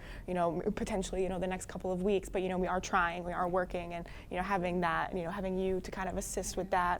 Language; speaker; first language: English; native; English